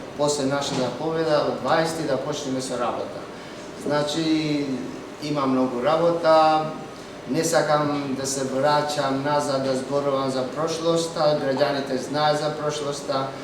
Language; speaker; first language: Macedonian; non-native, local second language; Albanian